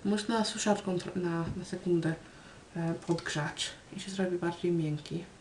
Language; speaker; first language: Polish; early bilingual, heritage; Polish